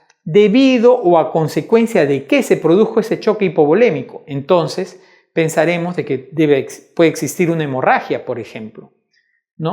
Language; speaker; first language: Spanish; native; Spanish